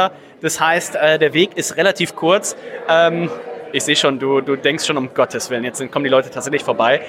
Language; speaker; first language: German; native; German